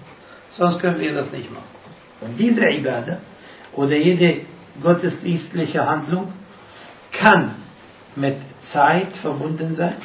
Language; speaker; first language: German; non-native, fluent; Arabic